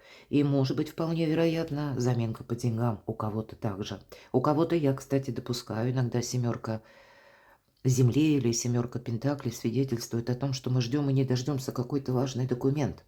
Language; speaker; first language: Russian; native; Russian